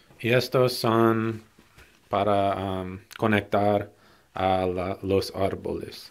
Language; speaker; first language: Spanish; non-native, learner; English